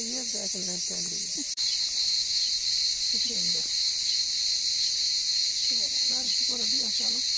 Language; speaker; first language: Turkish; native; Turkish